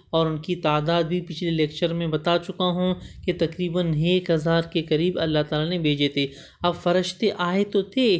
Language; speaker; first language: Urdu; native; Urdu